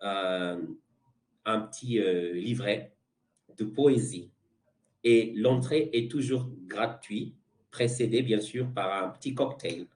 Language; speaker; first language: French; non-native, fluent; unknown